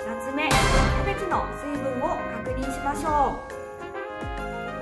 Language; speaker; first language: Japanese; native; Japanese